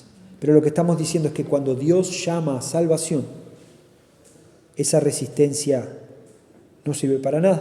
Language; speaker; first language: Spanish; native; Spanish